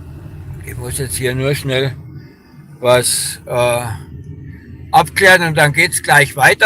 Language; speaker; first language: German; native; German